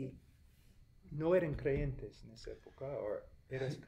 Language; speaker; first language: Spanish; non-native, fluent; English